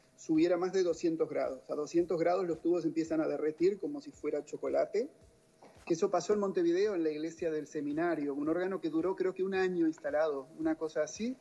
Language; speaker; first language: Spanish; native; Spanish